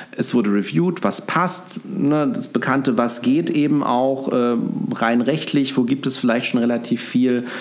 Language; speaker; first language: German; native; German